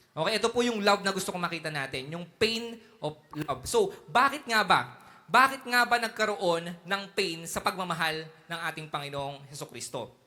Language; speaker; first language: Filipino; native; Filipino